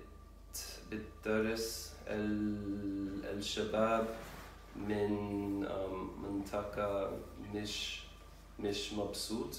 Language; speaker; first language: Arabic; non-native, learner; English